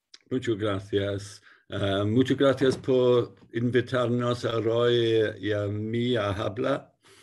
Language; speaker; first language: Spanish; non-native, learner; English